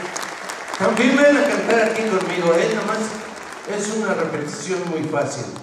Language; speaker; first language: Spanish; native; Spanish